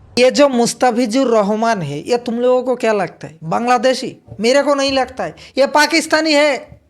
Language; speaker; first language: Hindi; non-native, local second language; Bangla